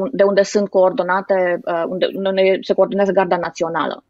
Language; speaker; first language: Romanian; native; Romanian